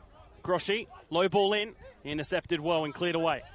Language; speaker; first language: English; native; English